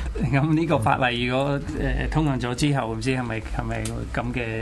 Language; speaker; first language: Cantonese; non-native, fluent; English